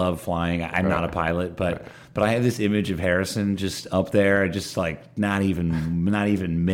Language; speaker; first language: English; native; English